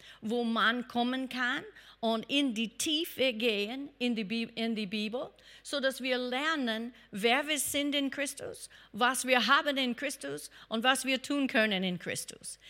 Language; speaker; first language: German; non-native, fluent; English